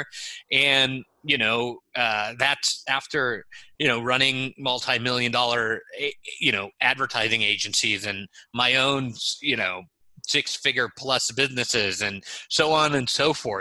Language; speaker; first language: English; native; English